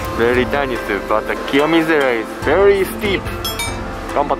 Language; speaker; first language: English; non-native, learner; Japanese